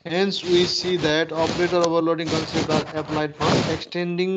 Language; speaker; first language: English; non-native, local second language; Nepali